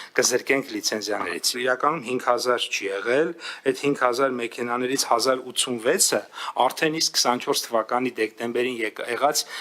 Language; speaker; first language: Armenian; native; Armenian